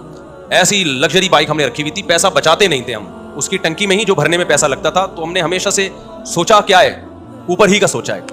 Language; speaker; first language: Urdu; native; Urdu